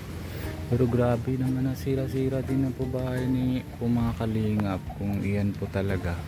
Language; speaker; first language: Filipino; non-native, local second language; Bikol